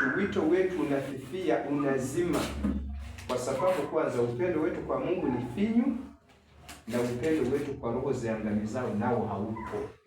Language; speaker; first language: Swahili; non-native, local second language; Rundi